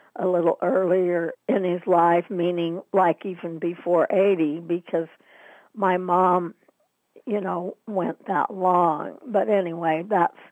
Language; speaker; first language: English; native; English